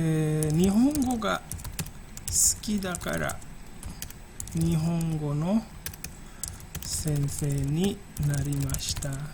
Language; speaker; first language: Japanese; non-native, fluent; Indonesian